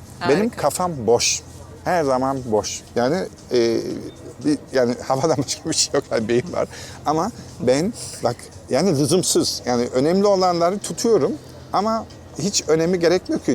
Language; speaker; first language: Turkish; non-native, fluent; German